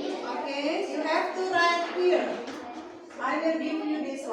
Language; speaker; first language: English; non-native, learner; Indonesian